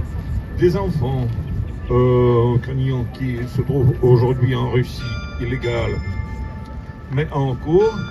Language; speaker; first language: French; non-native, learner; Russian